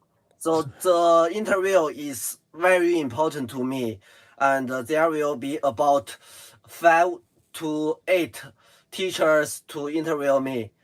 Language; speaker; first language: English; non-native, learner; Chinese